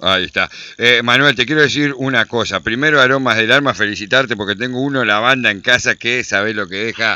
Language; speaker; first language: Spanish; native; Spanish